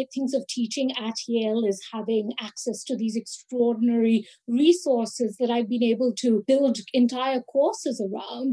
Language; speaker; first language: English; non-native, local second language; Bangla